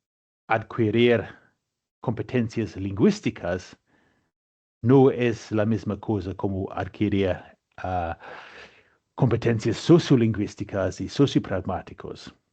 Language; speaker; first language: Spanish; non-native, fluent; English